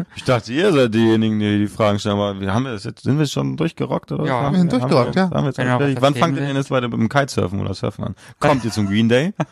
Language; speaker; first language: German; native; German